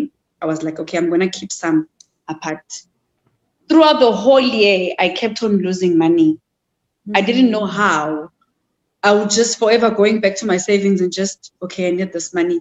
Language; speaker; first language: English; non-native, local second language; Zulu